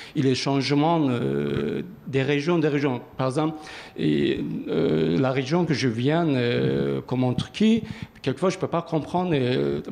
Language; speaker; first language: French; non-native, learner; Kurdish